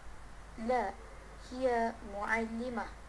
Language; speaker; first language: Arabic; non-native, learner; Malay